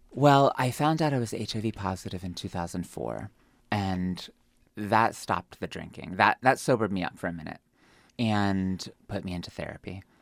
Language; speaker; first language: English; native; English